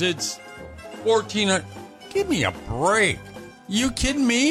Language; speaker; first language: English; native; English